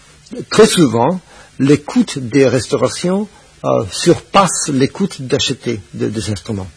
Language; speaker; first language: French; non-native, fluent; Spanish